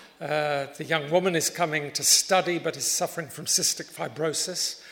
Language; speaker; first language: English; native; English